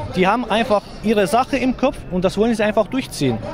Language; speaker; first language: German; native; German